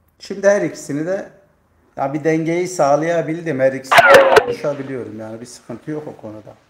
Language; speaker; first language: Turkish; non-native, local second language; Zaza